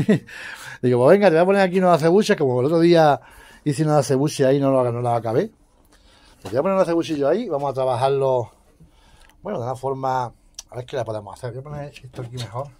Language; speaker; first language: Spanish; native; Spanish